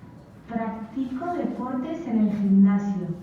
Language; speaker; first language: Spanish; non-native, learner; English